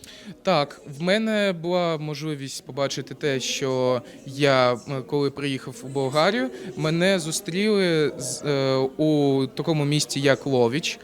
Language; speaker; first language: Ukrainian; non-native, local second language; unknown